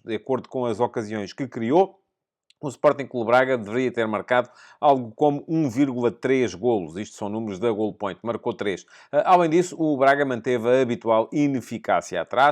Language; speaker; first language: Portuguese; native; Portuguese